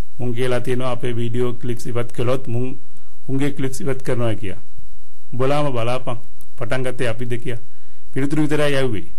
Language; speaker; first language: Sinhala; non-native, local second language; Tamil